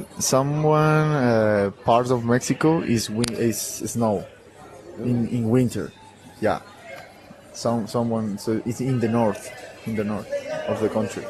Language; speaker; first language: English; non-native, learner; Spanish